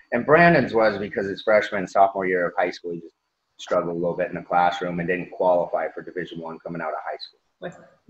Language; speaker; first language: English; native; English